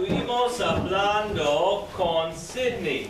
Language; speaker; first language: Spanish; non-native, fluent; English